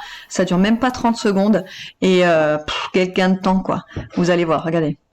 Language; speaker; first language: French; native; French